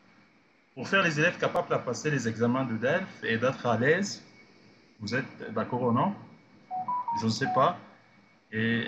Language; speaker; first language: French; non-native, fluent; Arabic